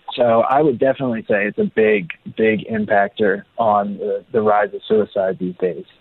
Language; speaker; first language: English; native; English